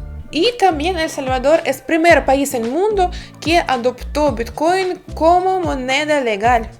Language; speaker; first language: Spanish; non-native, fluent; Ukrainian